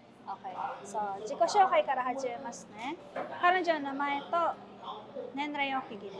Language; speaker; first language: Japanese; non-native, fluent; Filipino